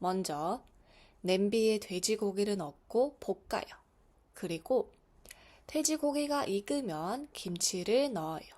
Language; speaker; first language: Korean; non-native, fluent; Mongolian